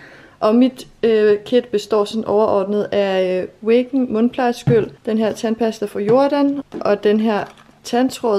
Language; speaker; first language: Danish; native; Danish